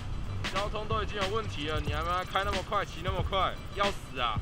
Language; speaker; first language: Chinese; native; Chinese